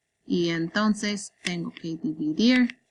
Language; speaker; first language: Spanish; non-native, learner; English